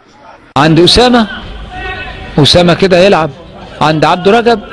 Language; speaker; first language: Arabic; native; Arabic